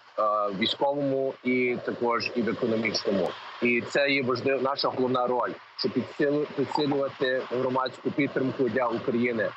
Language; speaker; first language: Ukrainian; early bilingual, heritage; Ukrainian